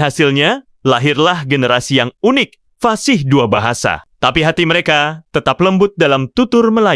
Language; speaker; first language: Malay; native; Malay